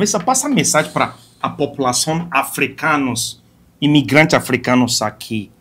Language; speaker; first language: Portuguese; non-native, fluent; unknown